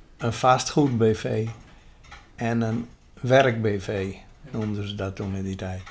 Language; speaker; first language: Dutch; non-native, local second language; Western Frisian